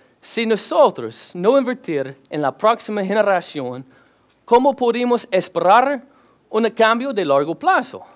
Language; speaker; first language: Spanish; non-native, learner; English